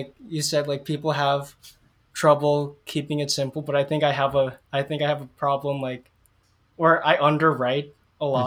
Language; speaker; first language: English; native; English